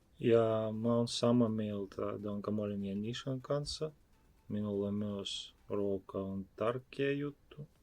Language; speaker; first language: Finnish; non-native, learner; Ukrainian